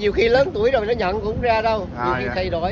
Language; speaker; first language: Vietnamese; native; Vietnamese